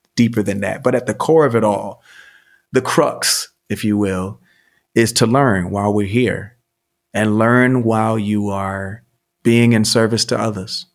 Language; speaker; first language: English; native; English